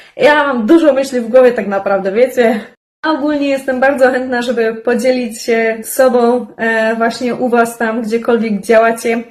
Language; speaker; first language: Polish; native; Polish